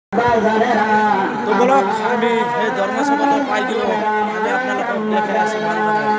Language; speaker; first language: Assamese; non-native, local second language; Bangla